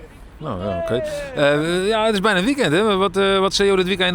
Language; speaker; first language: Dutch; non-native, local second language; Western Frisian